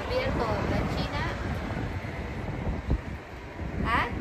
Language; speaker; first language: Spanish; non-native, learner; Filipino